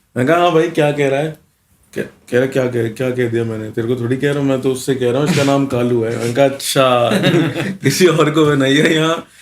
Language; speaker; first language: Hindi; early bilingual, other home language; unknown